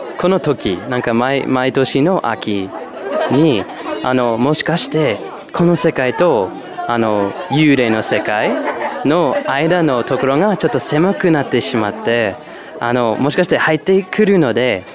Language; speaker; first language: Japanese; non-native, learner; English